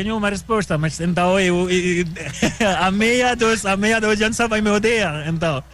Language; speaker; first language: Portuguese; non-native, learner; French